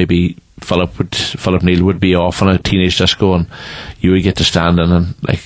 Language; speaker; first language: English; native; English